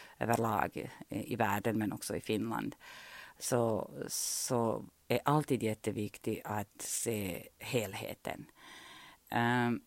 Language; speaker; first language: Swedish; non-native, fluent; Bosnian